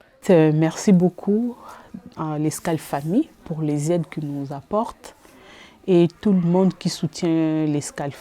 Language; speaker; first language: French; non-native, fluent; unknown